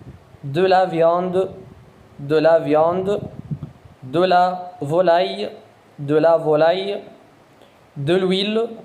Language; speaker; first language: French; non-native, fluent; Arabic